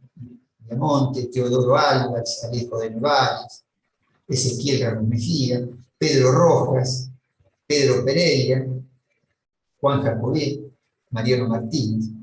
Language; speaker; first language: Spanish; native; Spanish